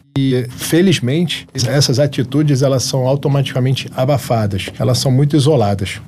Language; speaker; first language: Portuguese; early bilingual, heritage; Arabic